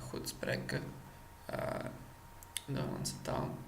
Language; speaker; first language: Dutch; non-native, learner; Czech